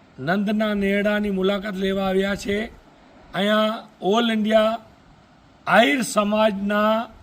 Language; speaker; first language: Gujarati; non-native, local second language; Sindhi